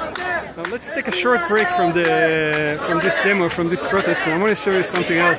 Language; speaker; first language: English; non-native, fluent; Hebrew